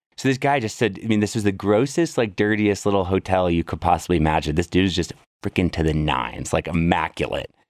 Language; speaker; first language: English; native; English